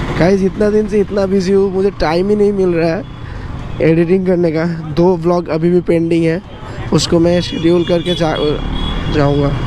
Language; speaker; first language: Hindi; non-native, local second language; Bangla